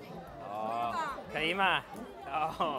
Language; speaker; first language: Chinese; non-native, fluent; English